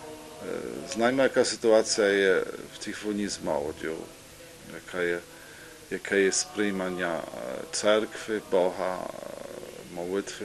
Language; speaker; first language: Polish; non-native, local second language; Rusyn